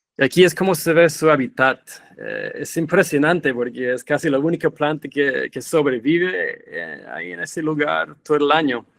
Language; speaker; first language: Spanish; non-native, fluent; English